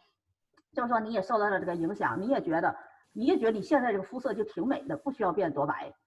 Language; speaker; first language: Chinese; native; Chinese